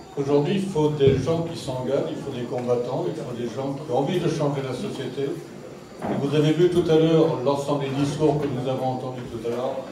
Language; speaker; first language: French; non-native, local second language; German